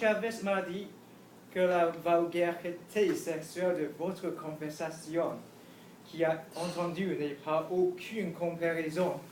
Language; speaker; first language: French; non-native, learner; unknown